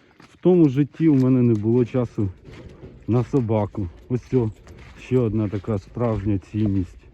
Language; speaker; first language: Ukrainian; non-native, local second language; Russian